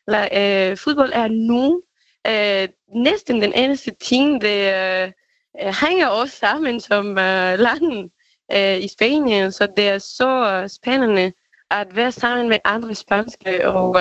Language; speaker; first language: Danish; non-native, fluent; Spanish